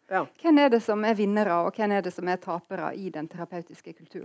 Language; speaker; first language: Norwegian; native; Norwegian